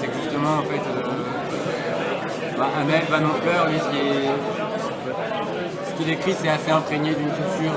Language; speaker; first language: French; native; French